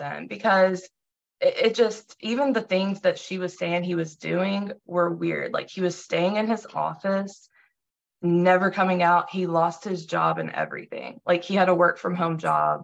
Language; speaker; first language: English; native; English